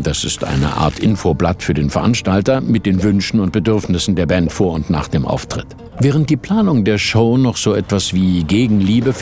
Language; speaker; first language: German; native; German